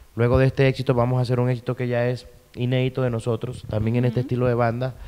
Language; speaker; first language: Spanish; native; Spanish